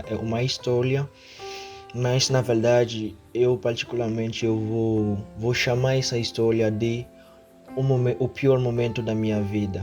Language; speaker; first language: Portuguese; non-native, fluent; Haitian Creole